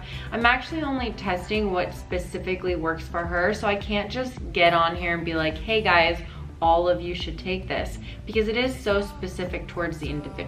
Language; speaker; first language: English; native; English